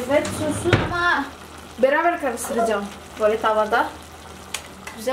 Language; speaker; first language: Turkish; non-native, learner; Indonesian